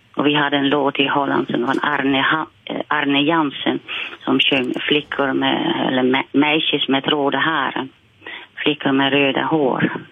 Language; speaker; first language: Swedish; non-native, fluent; Dutch